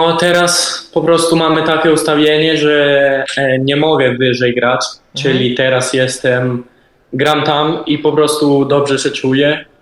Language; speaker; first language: Polish; early bilingual, heritage; Polish